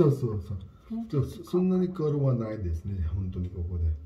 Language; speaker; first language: Japanese; non-native, learner; Hindi